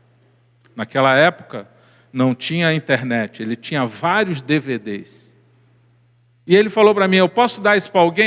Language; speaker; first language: Portuguese; native; Portuguese